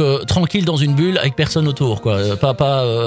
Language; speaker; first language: French; native; French